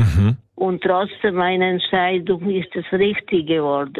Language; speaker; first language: German; non-native, learner; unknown